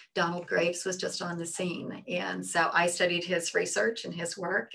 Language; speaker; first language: English; native; English